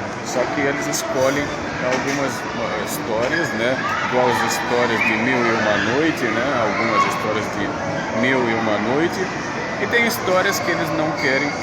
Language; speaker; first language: Portuguese; non-native, fluent; Arabic